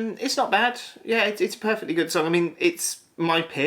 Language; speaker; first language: English; native; English